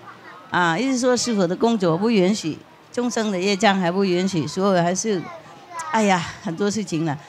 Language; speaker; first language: Chinese; non-native, fluent; Vietnamese